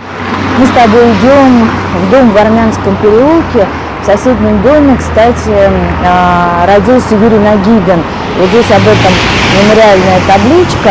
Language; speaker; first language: Russian; native; Russian